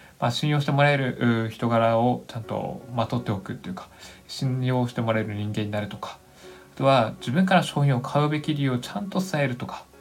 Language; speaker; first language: Japanese; native; Japanese